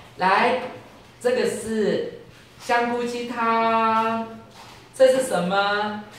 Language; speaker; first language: Chinese; native; Chinese